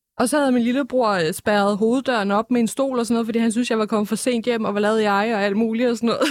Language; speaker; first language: Danish; early bilingual, other home language; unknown